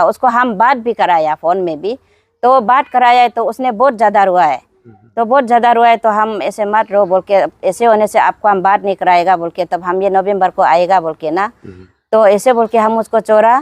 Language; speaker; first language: Hindi; non-native, local second language; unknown